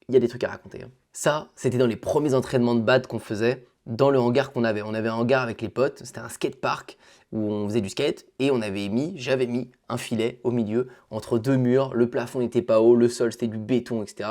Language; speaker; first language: French; native; French